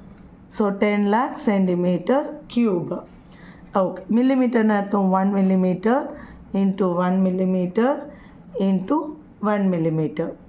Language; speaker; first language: Tamil; native; Tamil